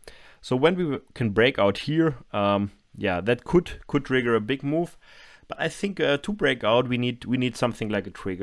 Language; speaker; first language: English; non-native, fluent; German